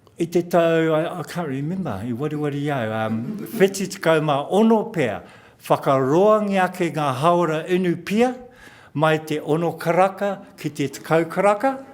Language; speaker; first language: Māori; non-native, local second language; English